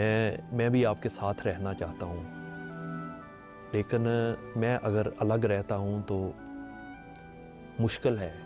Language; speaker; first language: Hindi; non-native, local second language; Punjabi